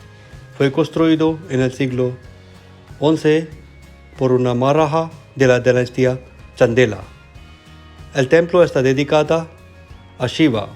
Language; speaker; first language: Spanish; non-native, learner; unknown